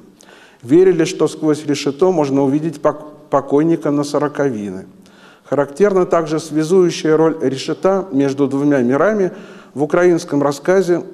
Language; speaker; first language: Russian; native; Russian